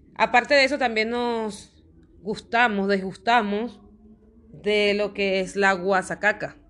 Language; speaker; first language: Spanish; native; Spanish